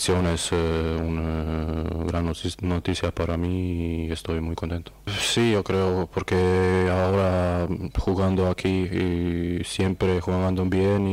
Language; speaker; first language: Spanish; non-native, learner; Croatian